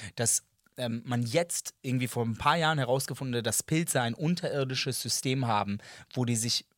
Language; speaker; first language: German; non-native, fluent; Serbian